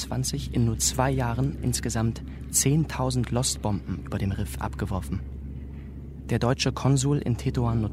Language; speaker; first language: German; native; German